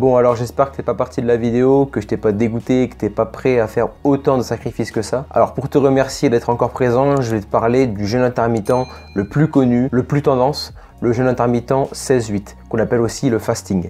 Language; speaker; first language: French; native; French